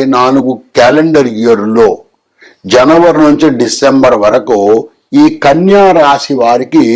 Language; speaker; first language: Telugu; native; Telugu